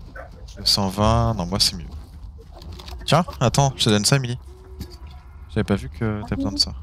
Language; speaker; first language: French; native; French